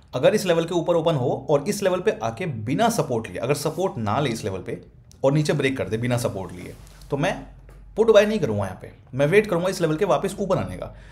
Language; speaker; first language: Hindi; native; Hindi